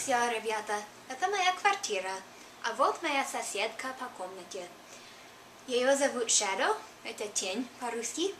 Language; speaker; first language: Russian; non-native, fluent; English